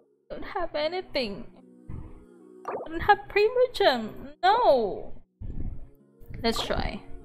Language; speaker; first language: English; non-native, local second language; Filipino